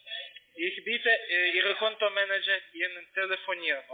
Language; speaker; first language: German; non-native, learner; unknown